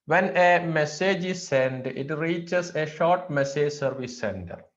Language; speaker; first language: English; non-native, local second language; Malayalam